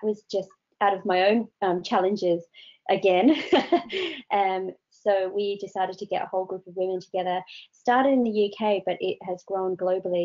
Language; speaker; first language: English; native; English